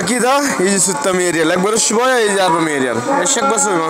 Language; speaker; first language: Arabic; non-native, learner; Bangla